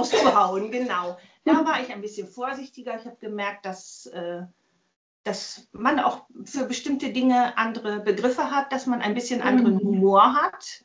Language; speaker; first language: German; native; German